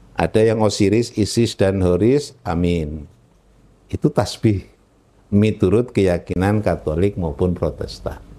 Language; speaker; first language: Indonesian; non-native, local second language; Javanese